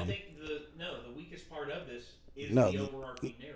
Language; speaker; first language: English; native; English